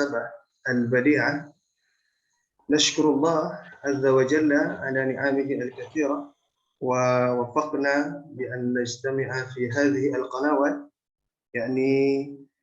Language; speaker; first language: Arabic; non-native, fluent; Indonesian